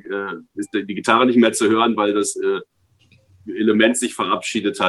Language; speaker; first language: German; native; German